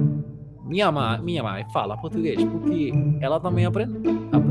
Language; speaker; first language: Portuguese; non-native, learner; Spanish